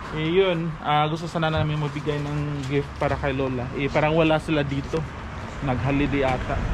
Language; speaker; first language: Filipino; non-native, local second language; Cebuano